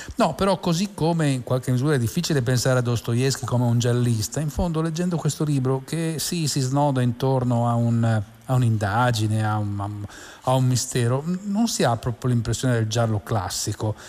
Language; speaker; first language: Italian; native; Italian